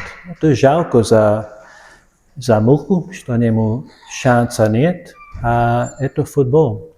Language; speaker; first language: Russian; non-native, learner; Serbian